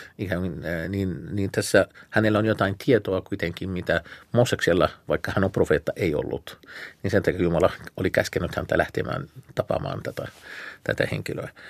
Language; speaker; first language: Finnish; non-native, fluent; Arabic